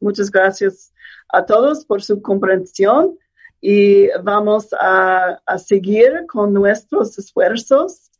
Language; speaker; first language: Spanish; non-native, fluent; English